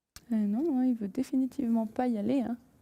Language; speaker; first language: French; native; French